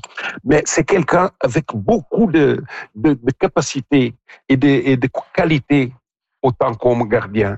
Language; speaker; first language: French; non-native, local second language; Portuguese